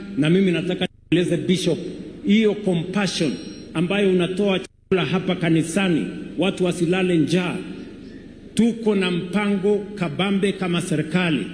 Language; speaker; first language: Swahili; non-native, local second language; Kalenjin